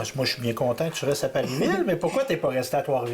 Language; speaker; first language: French; native; French